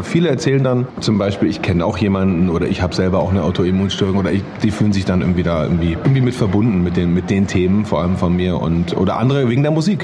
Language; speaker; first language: German; native; German